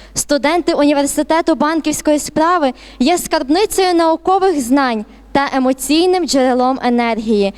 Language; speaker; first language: Ukrainian; native; Ukrainian